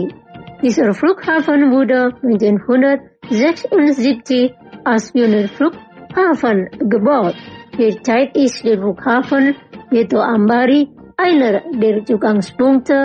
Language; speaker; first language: German; non-native, fluent; Indonesian